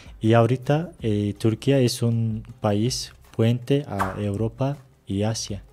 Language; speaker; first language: Spanish; non-native, fluent; Turkish